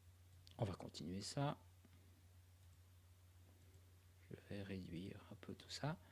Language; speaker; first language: French; native; French